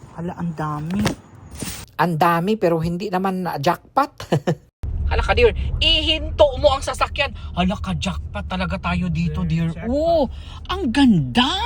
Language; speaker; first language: Filipino; non-native, local second language; Cebuano